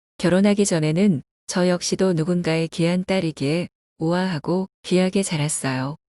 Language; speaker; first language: Korean; non-native, fluent; Chinese